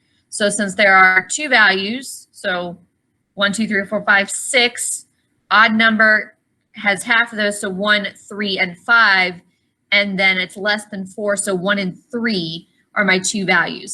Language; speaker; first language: English; native; English